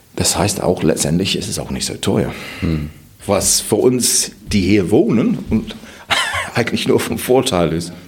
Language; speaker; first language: German; non-native, fluent; English